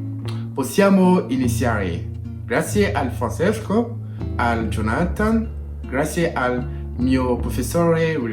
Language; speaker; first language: Italian; non-native, learner; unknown